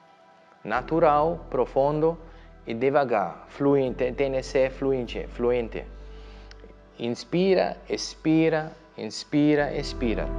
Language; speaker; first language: Portuguese; non-native, learner; German